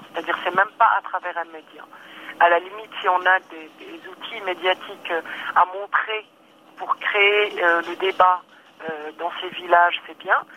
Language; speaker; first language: French; non-native, local second language; Arabic